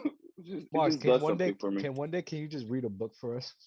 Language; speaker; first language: English; native; English